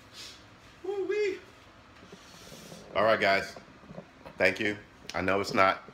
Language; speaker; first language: English; native; English